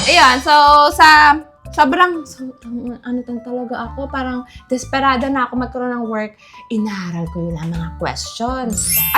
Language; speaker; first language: Filipino; native; Filipino